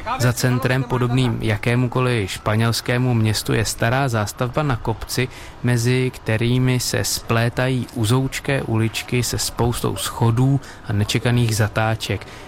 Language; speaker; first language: Czech; native; Czech